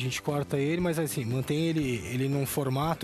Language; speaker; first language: Portuguese; native; Portuguese